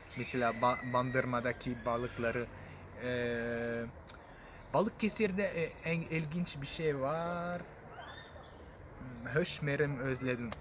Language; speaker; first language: Turkish; non-native, fluent; French